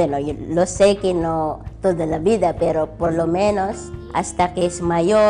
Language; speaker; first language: Spanish; non-native, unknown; Filipino